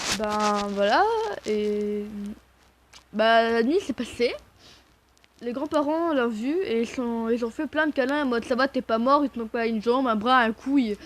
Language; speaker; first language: French; native; French